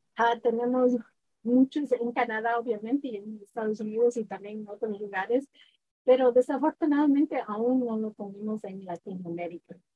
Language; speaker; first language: Spanish; early bilingual, heritage; Spanish